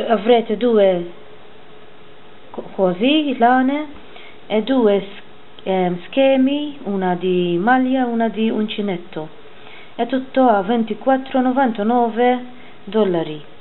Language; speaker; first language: Italian; non-native, fluent; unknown